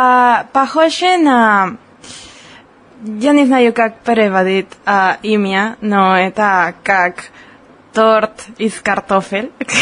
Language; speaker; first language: Russian; non-native, learner; Spanish